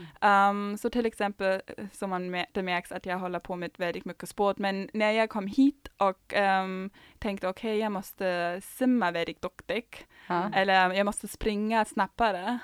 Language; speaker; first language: Swedish; non-native, fluent; German